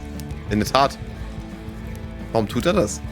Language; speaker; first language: German; native; German